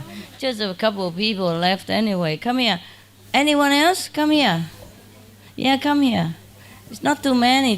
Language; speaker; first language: English; non-native, fluent; Vietnamese